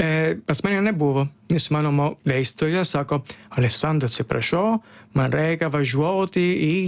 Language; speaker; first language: Lithuanian; non-native, learner; Italian